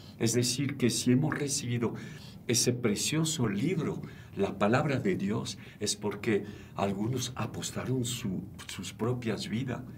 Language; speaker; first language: Spanish; non-native, fluent; French